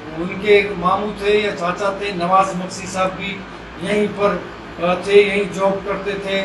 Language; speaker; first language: Urdu; non-native, local second language; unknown